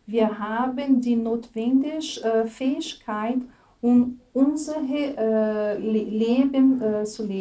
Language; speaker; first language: German; non-native, fluent; Portuguese